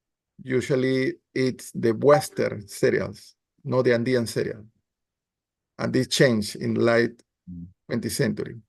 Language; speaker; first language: English; non-native, learner; Spanish